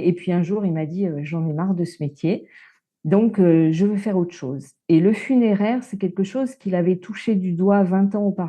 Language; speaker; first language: French; native; French